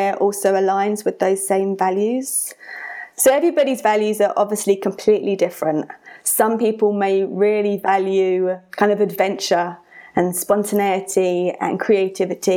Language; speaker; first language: English; native; English